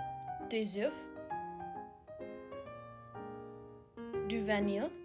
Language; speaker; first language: French; non-native, learner; English